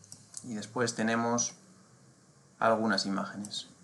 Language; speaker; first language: Spanish; native; Spanish